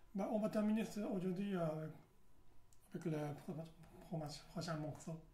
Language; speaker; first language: French; non-native, learner; Japanese